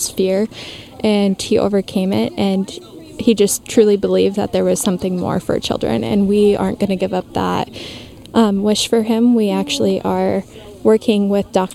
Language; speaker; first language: English; native; English